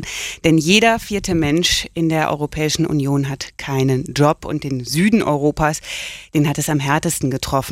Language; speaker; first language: German; native; German